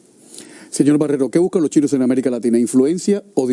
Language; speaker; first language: Spanish; native; Spanish